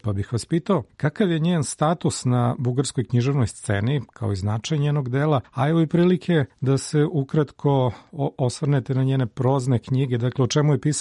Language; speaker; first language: Serbian; native; Serbian